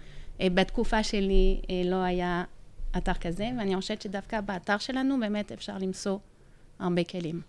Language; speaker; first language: Hebrew; non-native, fluent; French